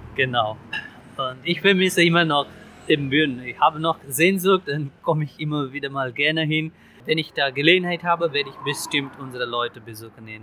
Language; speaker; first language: German; non-native, fluent; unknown